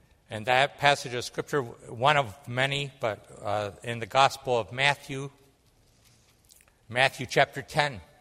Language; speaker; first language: English; early bilingual, other home language; Spanish